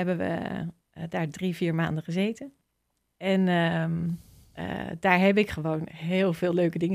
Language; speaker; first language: Dutch; native; Dutch